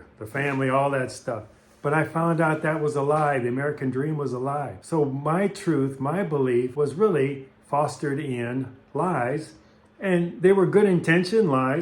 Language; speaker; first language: English; native; English